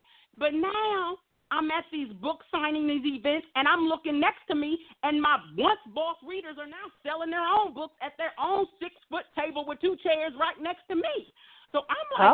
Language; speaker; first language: English; native; English